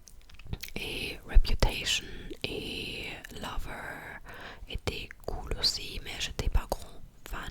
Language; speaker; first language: French; non-native, fluent; English